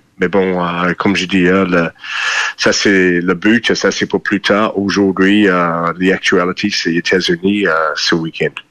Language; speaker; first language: French; non-native, fluent; English